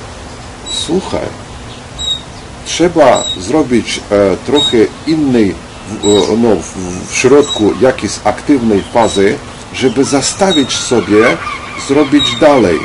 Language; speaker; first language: Polish; non-native, learner; Ukrainian